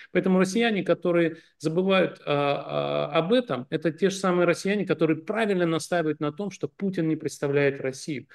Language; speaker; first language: Russian; native; Russian